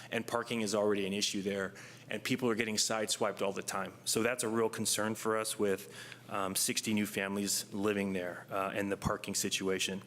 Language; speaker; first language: English; native; English